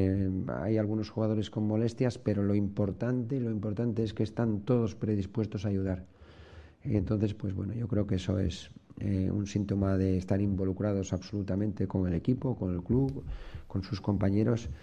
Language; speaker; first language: Spanish; native; Spanish